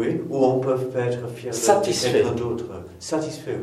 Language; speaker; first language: French; non-native, fluent; English